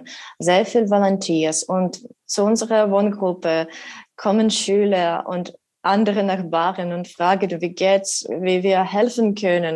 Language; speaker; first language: German; non-native, learner; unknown